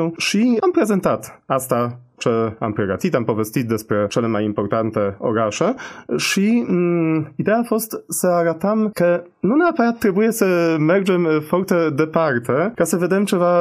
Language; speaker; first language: Romanian; non-native, fluent; Polish